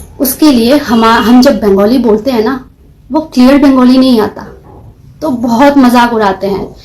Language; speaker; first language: Hindi; non-native, local second language; Kok Borok